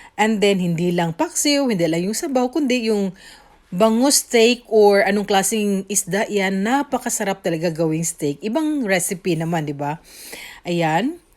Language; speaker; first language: Filipino; native; Filipino